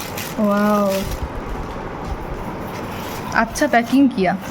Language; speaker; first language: Hindi; non-native, local second language; Bangla